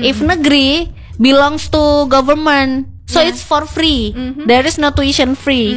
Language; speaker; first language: English; non-native, learner; Indonesian